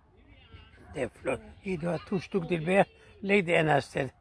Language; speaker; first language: Danish; non-native, learner; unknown